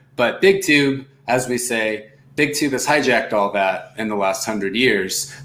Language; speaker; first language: English; native; English